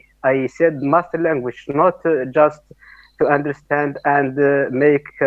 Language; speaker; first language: English; non-native, learner; Arabic